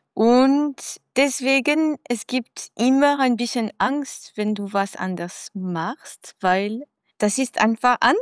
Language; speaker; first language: German; non-native, learner; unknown